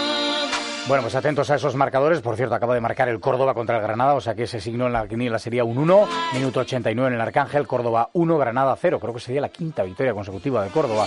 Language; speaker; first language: Spanish; native; Spanish